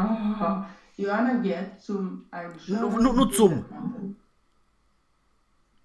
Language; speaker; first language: German; non-native, learner; Romanian